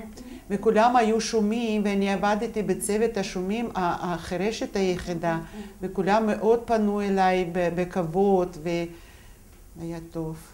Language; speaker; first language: Hebrew; non-native, fluent; Russian